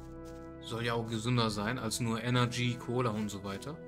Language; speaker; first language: German; native; German